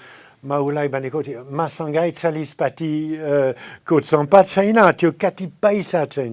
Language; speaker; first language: Nepali; non-native, fluent; French